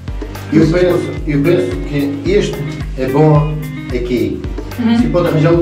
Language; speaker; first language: Portuguese; native; Portuguese